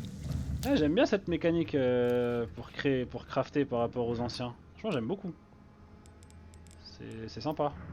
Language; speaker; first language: French; native; French